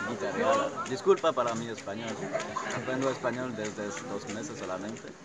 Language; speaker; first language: Spanish; non-native, learner; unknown